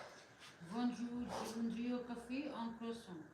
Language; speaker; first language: French; non-native, learner; Spanish